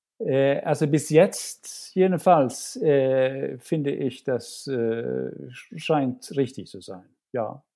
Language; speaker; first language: German; non-native, fluent; Swedish